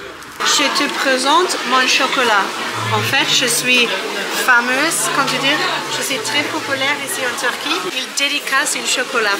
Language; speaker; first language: French; non-native, learner; Turkish